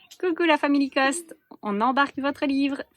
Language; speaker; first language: French; native; French